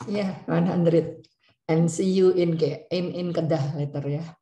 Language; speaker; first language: English; non-native, learner; Indonesian